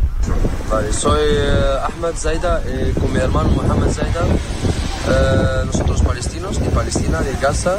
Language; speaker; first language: Spanish; non-native, learner; Arabic